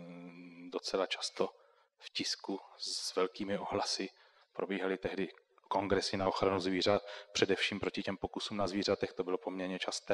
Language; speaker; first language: Czech; native; Czech